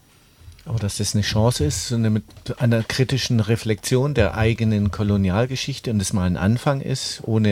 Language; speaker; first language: German; native; German